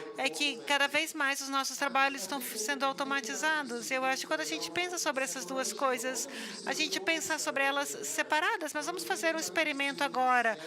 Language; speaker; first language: Portuguese; non-native, fluent; English